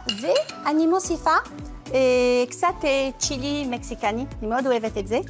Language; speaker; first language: Hebrew; non-native, fluent; French